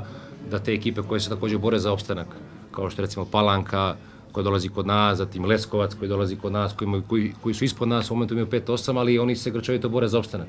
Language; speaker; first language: Serbian; native; Serbian